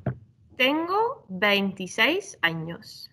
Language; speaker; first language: Spanish; non-native, fluent; Dutch